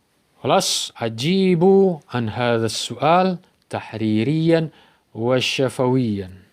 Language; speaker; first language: Arabic; non-native, fluent; Indonesian